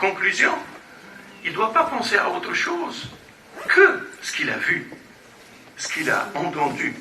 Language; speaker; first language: French; non-native, local second language; Arabic